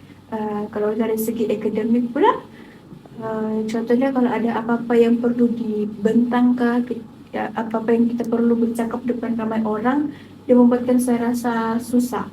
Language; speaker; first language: Malay; native; Malay